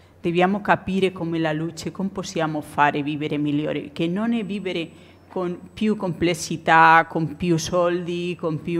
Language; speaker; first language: Italian; non-native, learner; Spanish